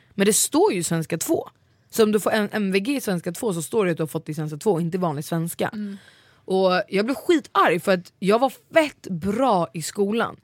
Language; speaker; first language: Swedish; early bilingual, other home language; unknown